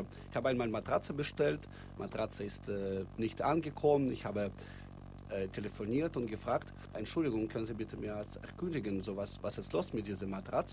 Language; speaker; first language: German; non-native, fluent; Russian